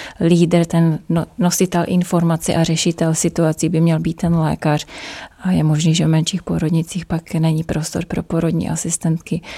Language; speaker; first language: Czech; native; Czech